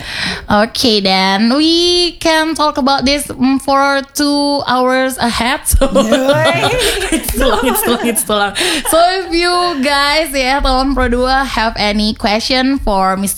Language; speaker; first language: English; non-native, fluent; Indonesian